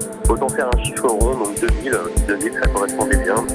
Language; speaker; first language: French; native; French